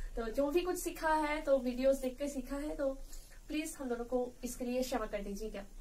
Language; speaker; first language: Hindi; non-native, local second language; Bangla